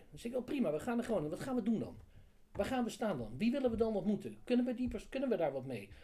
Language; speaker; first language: Dutch; native; Dutch